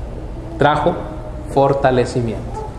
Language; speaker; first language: Spanish; native; Spanish